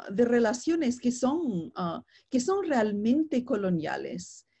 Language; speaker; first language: Spanish; non-native, fluent; English